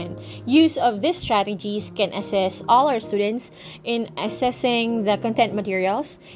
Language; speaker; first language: English; non-native, local second language; Filipino